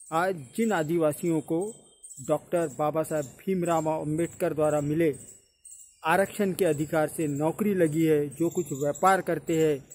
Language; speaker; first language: Hindi; native; Hindi